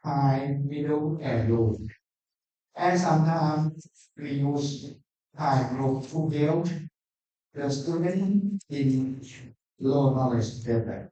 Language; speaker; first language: English; non-native, learner; Thai